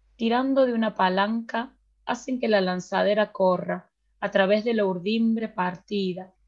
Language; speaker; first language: Spanish; native; Spanish